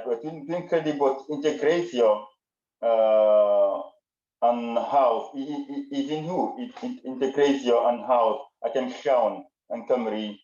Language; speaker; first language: Welsh; non-native, learner; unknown